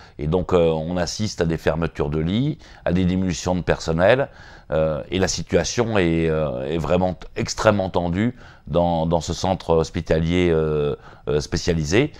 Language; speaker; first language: French; native; French